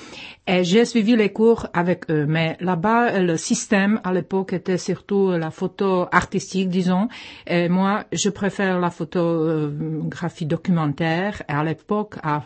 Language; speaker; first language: French; non-native, fluent; Czech